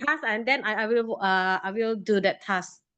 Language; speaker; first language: English; non-native, learner; Indonesian